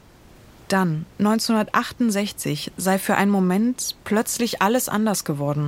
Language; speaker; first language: German; native; German